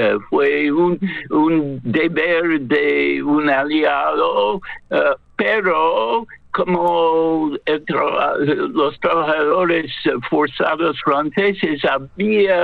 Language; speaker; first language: Spanish; non-native, fluent; English